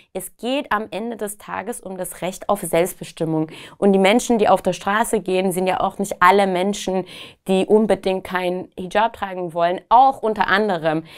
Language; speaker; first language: German; non-native, fluent; Persian